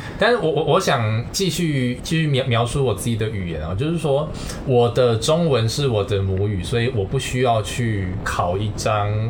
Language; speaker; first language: Chinese; native; Chinese